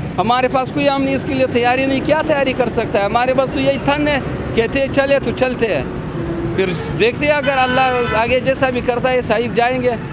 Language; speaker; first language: Urdu; early bilingual, other home language; Pashto